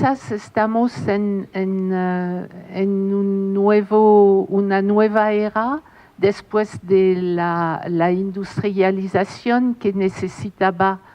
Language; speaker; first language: Spanish; non-native, fluent; French